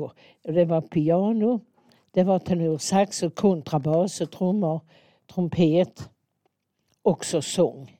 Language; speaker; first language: Swedish; native; Swedish